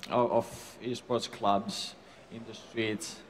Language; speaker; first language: English; non-native, fluent; Finnish